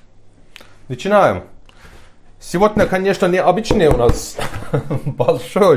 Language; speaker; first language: Russian; non-native, learner; Turkish